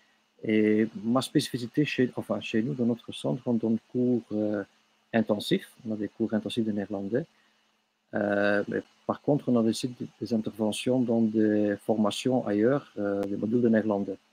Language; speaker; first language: French; non-native, local second language; Dutch